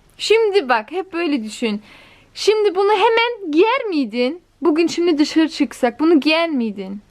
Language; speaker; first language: Turkish; early bilingual, heritage; Turkish